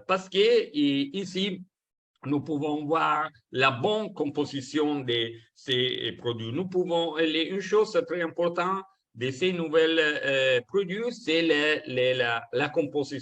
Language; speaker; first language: French; non-native, fluent; Italian